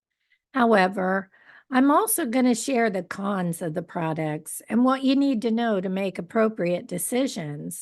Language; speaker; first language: English; native; English